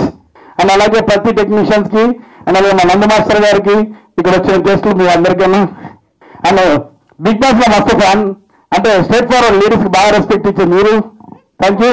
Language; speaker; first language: Telugu; native; Telugu